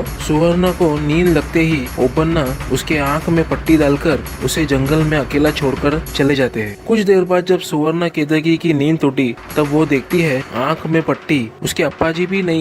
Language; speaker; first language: Hindi; non-native, local second language; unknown